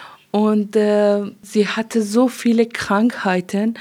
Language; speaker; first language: German; non-native, learner; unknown